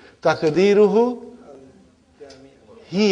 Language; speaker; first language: Arabic; non-native, fluent; English